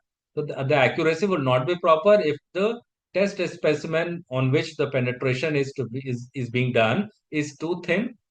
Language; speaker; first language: English; non-native, local second language; Hindi